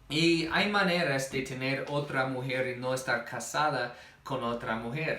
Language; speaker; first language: Spanish; non-native, fluent; English